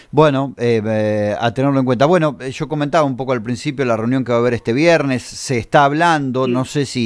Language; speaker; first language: Spanish; native; Spanish